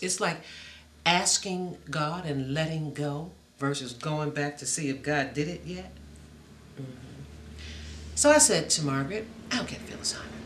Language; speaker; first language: English; native; English